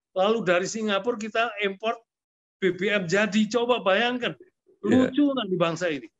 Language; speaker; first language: Indonesian; native; Indonesian